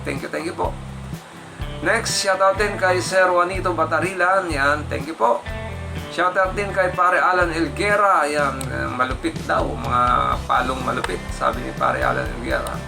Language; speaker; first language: Filipino; non-native, local second language; Bikol